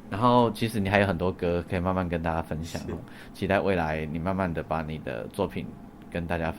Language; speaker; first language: Chinese; native; Chinese